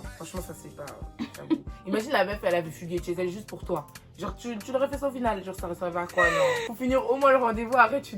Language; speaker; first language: French; native; French